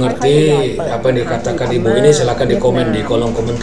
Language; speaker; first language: Indonesian; native; Indonesian